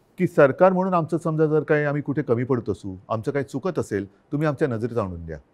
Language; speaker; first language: Marathi; native; Marathi